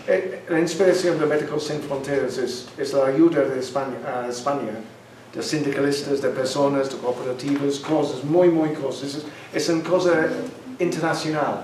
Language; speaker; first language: Spanish; non-native, learner; English